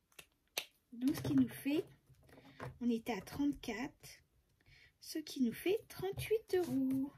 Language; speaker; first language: French; native; French